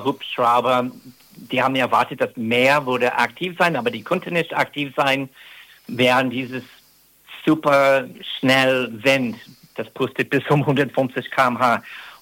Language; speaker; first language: German; non-native, fluent; English